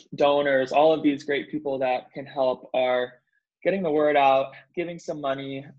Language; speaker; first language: English; native; English